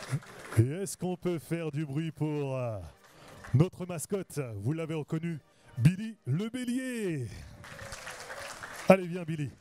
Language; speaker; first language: French; native; French